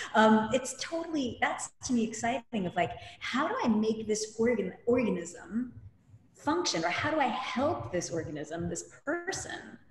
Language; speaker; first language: English; native; English